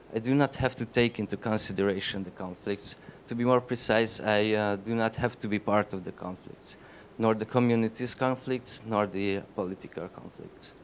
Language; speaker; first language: English; non-native, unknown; Hungarian